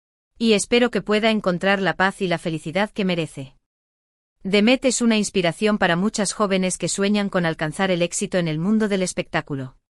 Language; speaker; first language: Spanish; native; Spanish